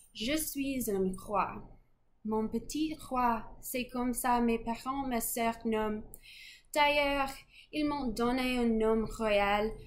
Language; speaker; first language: French; non-native, fluent; English